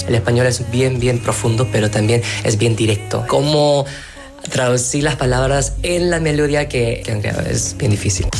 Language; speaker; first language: Spanish; non-native, fluent; Korean